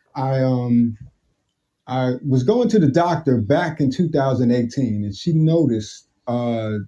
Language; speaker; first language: English; native; English